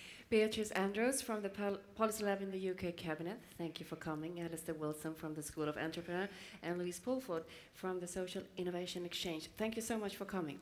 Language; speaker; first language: English; non-native, fluent; Swedish